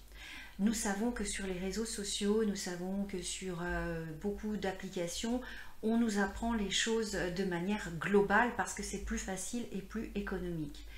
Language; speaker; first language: French; native; French